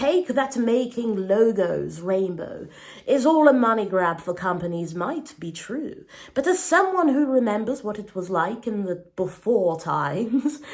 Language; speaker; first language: English; native; English